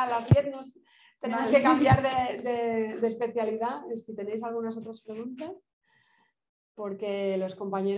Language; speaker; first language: Spanish; native; Spanish